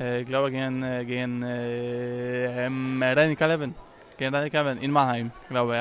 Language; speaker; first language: German; non-native, learner; Polish